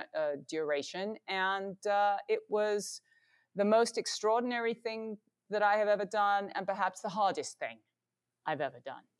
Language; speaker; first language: English; native; English